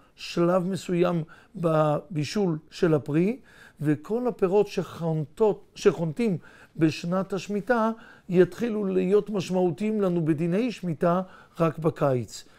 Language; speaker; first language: Hebrew; native; Hebrew